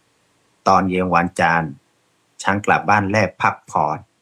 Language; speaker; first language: Thai; non-native, fluent; Burmese